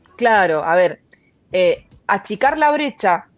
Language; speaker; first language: Spanish; native; Spanish